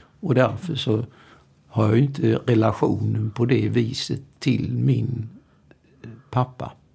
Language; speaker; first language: Swedish; early bilingual, other home language; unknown